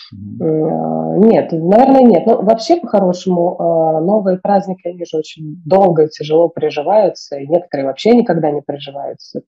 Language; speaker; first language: Russian; native; Russian